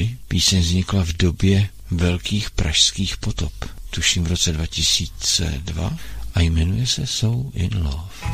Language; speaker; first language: Czech; native; Czech